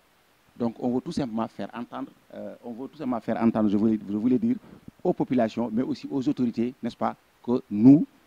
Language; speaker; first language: French; non-native, local second language; Fula